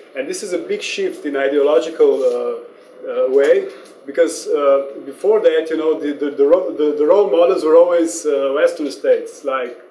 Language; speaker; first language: English; non-native, fluent; Slovenian